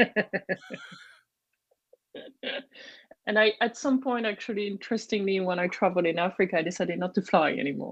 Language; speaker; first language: English; non-native, fluent; French